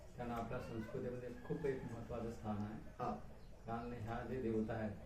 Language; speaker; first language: Marathi; non-native, local second language; Gondi